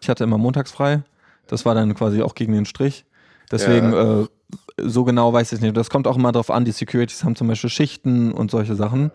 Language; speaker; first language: German; native; German